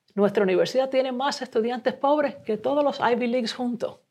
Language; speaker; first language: Spanish; early bilingual, heritage; Spanish